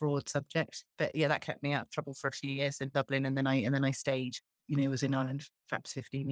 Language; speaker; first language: English; native; English